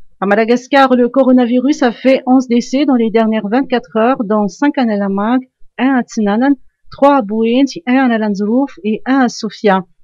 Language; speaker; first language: French; non-native, local second language; Malagasy